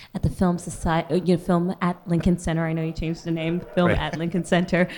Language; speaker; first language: English; native; English